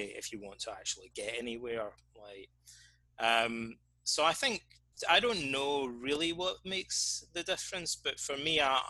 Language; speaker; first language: English; native; English